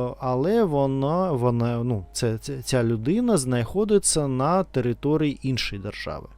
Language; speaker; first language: Ukrainian; non-native, learner; Russian